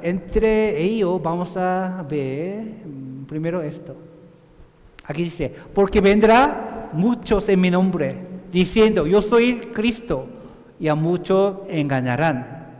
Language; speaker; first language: Spanish; non-native, fluent; Korean